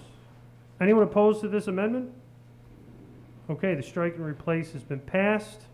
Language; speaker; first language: English; native; English